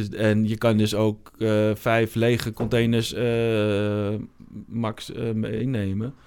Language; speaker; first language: Dutch; native; Dutch